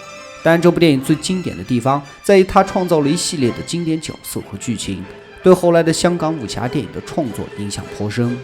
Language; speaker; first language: Chinese; native; Chinese